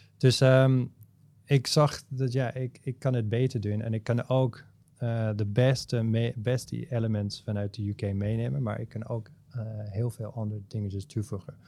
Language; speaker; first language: Dutch; non-native, fluent; English